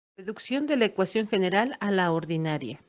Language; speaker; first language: Spanish; native; Spanish